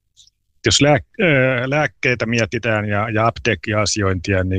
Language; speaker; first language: Finnish; native; Finnish